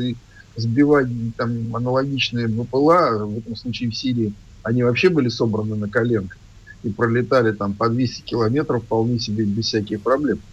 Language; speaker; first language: Russian; native; Russian